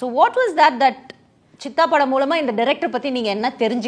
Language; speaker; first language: Tamil; native; Tamil